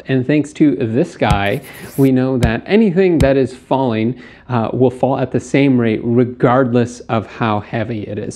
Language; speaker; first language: English; native; English